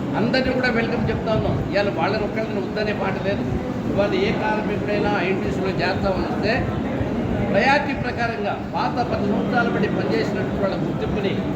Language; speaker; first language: Telugu; native; Telugu